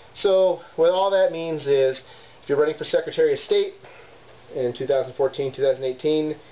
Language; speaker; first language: English; native; English